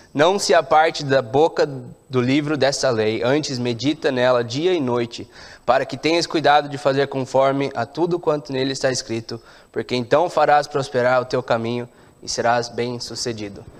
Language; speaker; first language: Portuguese; non-native, local second language; English